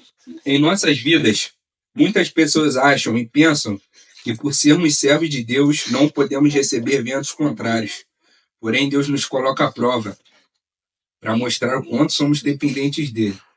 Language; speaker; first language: Portuguese; native; Portuguese